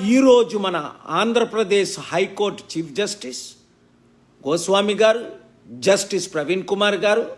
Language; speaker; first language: Telugu; native; Telugu